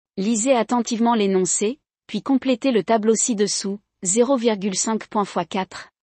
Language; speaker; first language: French; non-native, local second language; Arabic